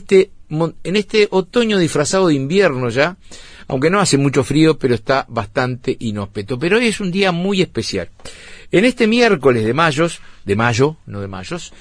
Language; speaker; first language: Spanish; native; Spanish